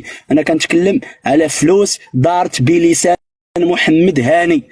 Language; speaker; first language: Arabic; native; Arabic